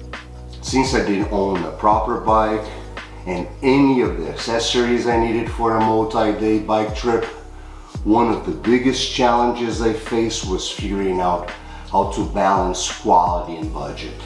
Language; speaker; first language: English; non-native, fluent; Portuguese